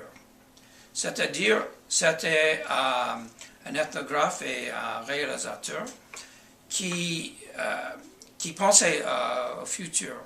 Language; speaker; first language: French; non-native, fluent; English